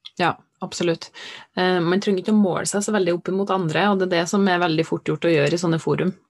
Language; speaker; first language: Norwegian; native; Norwegian